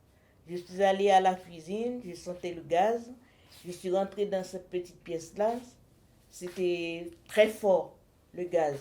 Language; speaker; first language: French; non-native, learner; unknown